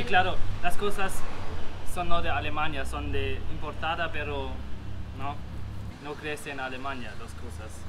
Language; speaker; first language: Spanish; non-native, learner; German